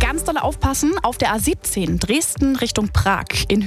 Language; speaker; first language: German; native; German